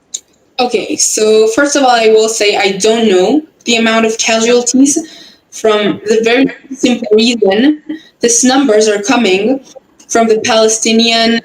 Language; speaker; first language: English; non-native, fluent; Hebrew